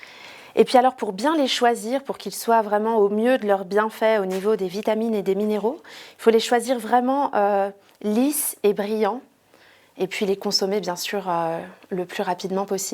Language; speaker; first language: French; native; French